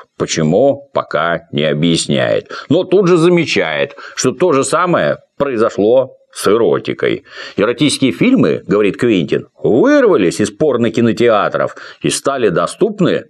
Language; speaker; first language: Russian; native; Russian